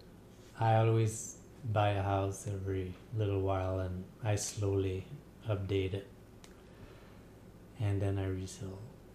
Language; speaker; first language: English; non-native, fluent; French